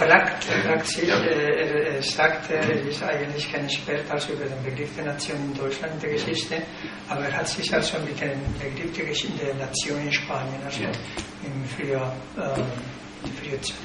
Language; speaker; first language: German; non-native, fluent; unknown